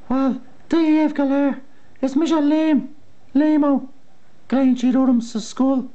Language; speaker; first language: Irish; non-native, local second language; English